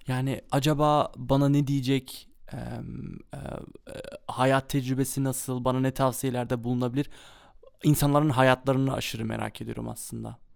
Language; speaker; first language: Turkish; early bilingual, heritage; Turkish